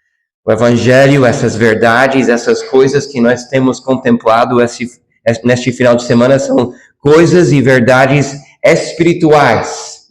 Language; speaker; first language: Portuguese; non-native, fluent; English